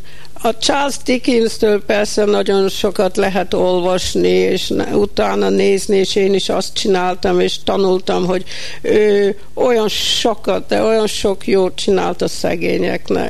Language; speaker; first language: Hungarian; early bilingual, heritage; Hungarian